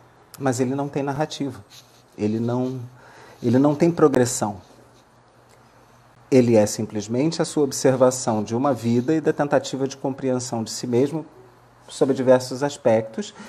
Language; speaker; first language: Portuguese; native; Portuguese